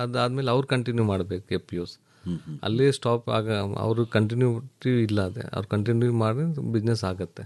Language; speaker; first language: Kannada; non-native, learner; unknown